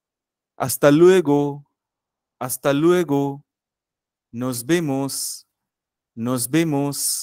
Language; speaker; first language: Spanish; non-native, fluent; Marathi